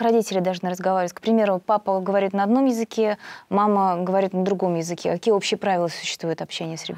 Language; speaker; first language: Russian; native; Russian